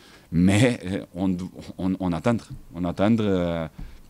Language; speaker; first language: French; non-native, learner; Portuguese